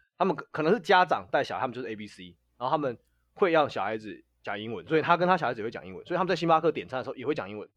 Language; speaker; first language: Chinese; native; Chinese